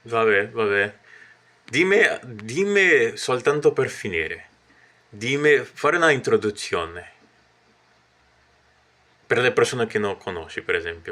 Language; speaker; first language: Italian; non-native, fluent; Portuguese